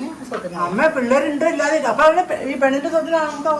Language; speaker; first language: Malayalam; native; Malayalam